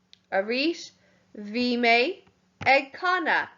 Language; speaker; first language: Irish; non-native, local second language; English